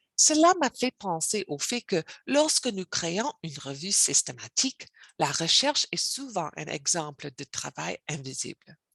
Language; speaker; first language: French; non-native, learner; English